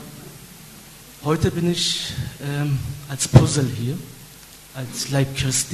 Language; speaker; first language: German; non-native, fluent; Turkish